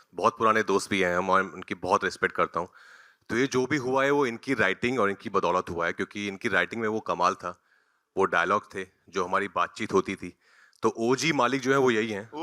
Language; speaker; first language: Hindi; native; Hindi